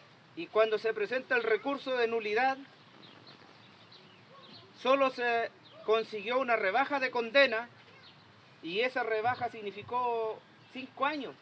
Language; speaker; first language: Spanish; native; Spanish